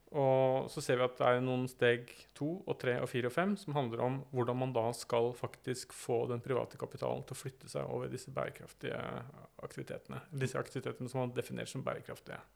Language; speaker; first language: Norwegian; native; Norwegian